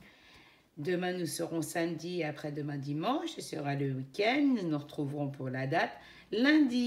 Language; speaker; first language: French; native; French